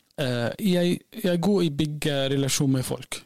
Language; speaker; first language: Norwegian; non-native, learner; Arabic